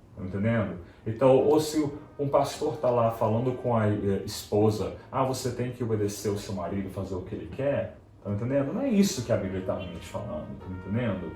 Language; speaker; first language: Portuguese; native; Portuguese